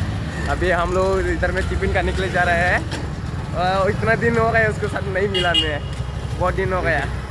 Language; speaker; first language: Hindi; non-native, local second language; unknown